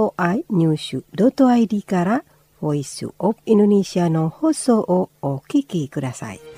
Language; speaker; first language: Japanese; non-native, fluent; Indonesian